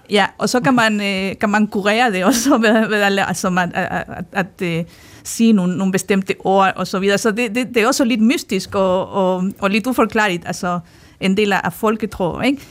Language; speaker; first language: Danish; non-native, fluent; Spanish